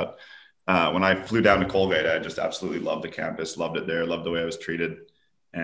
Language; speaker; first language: English; native; English